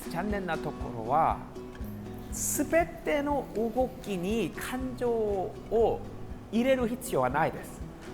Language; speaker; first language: Japanese; non-native, learner; Korean